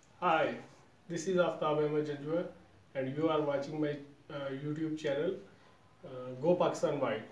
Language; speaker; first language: English; non-native, local second language; Urdu